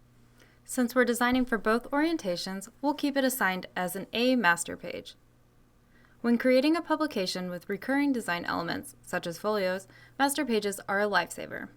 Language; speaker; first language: English; native; English